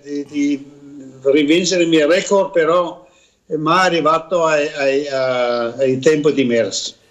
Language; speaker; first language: Italian; non-native, learner; Danish